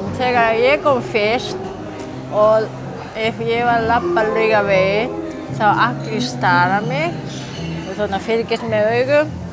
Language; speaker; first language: Icelandic; non-native, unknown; Japanese